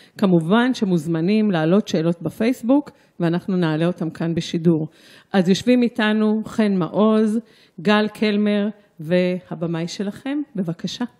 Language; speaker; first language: Hebrew; native; Hebrew